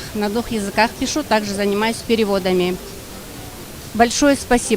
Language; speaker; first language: Russian; non-native, local second language; Kyrgyz